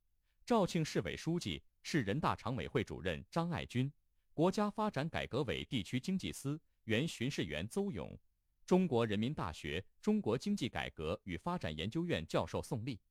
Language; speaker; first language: Chinese; native; Chinese